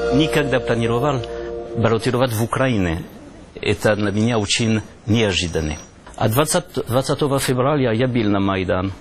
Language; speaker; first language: Ukrainian; non-native, learner; French